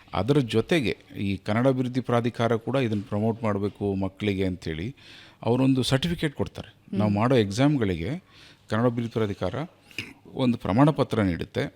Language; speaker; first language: Kannada; native; Kannada